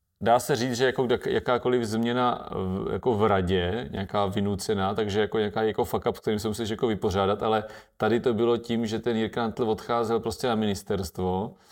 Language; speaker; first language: Czech; native; Czech